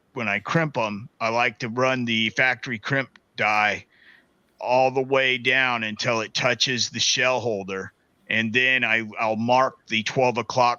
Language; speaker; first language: English; native; English